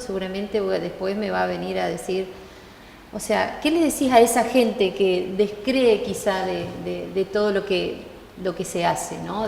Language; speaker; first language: Spanish; native; Spanish